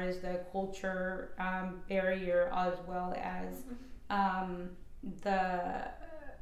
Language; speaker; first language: English; native; English